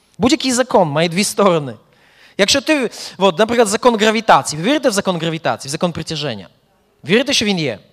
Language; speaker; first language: Ukrainian; early bilingual, heritage; Ukrainian